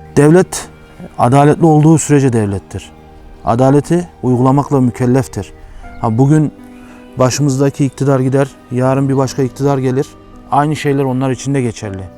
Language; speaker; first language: Turkish; native; Turkish